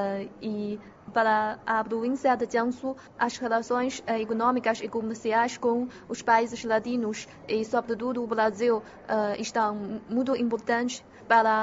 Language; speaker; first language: Portuguese; non-native, fluent; Chinese